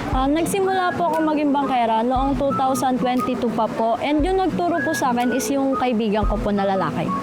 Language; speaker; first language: Filipino; native; Filipino